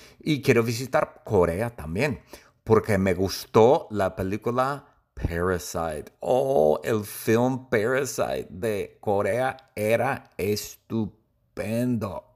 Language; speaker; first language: Spanish; non-native, fluent; English